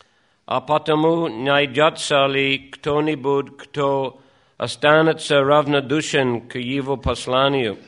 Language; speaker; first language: Russian; non-native, fluent; English